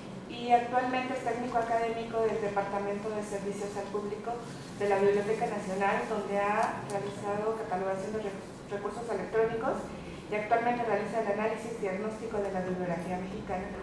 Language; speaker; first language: Spanish; native; Spanish